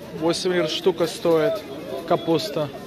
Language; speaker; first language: Russian; early bilingual, heritage; Russian